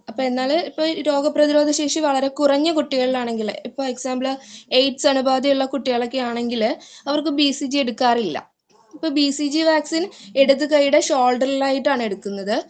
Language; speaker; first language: Malayalam; native; Malayalam